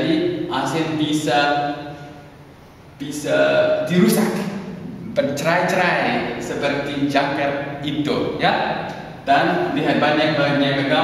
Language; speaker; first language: Indonesian; non-native, learner; English